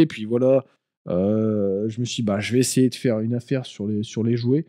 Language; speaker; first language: French; native; French